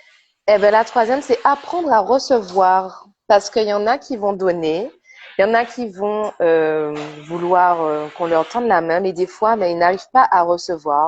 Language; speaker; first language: French; native; French